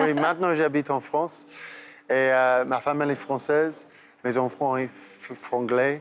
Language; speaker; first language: French; non-native, fluent; English